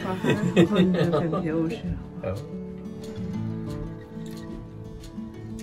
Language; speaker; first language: Swedish; non-native, learner; Chinese